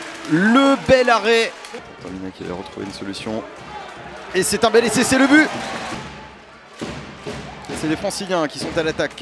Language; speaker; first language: French; native; French